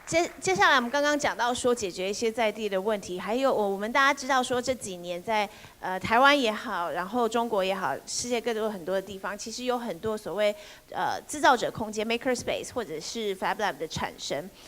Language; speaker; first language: Chinese; native; Chinese